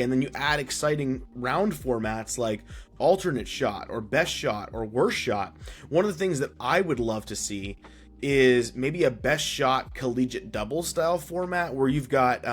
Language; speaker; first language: English; native; English